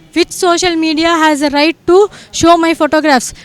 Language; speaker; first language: English; non-native, local second language; Telugu